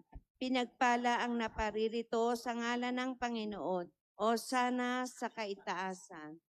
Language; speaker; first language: Filipino; native; Filipino